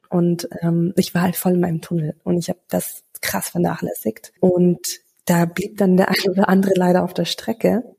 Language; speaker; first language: German; early bilingual, other home language; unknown